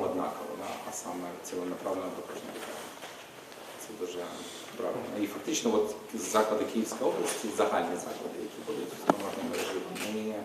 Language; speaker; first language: Ukrainian; native; Ukrainian